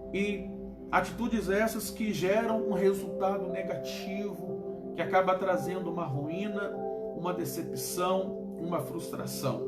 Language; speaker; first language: Portuguese; native; Portuguese